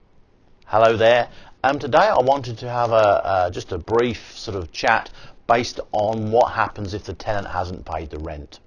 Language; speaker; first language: English; native; English